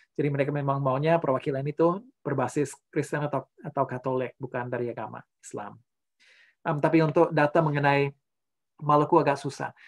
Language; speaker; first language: Indonesian; non-native, fluent; English